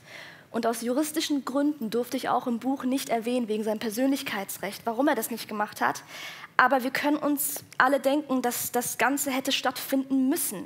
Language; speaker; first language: German; early bilingual, other home language; Persian